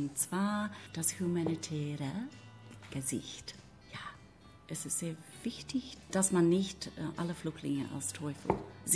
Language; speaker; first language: German; non-native, fluent; English